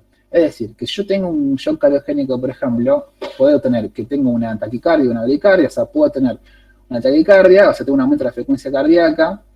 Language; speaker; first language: Spanish; native; Spanish